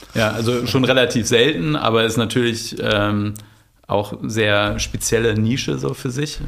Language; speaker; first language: German; native; German